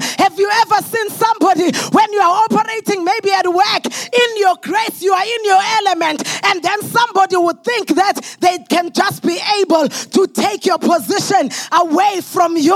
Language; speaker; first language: English; non-native, local second language; Zulu